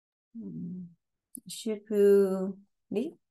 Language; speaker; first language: French; non-native, learner; Spanish